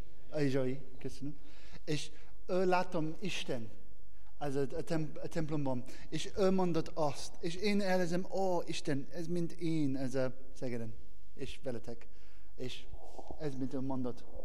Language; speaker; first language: Hungarian; non-native, learner; English